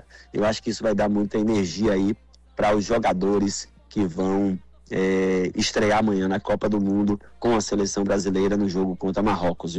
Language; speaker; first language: Portuguese; native; Portuguese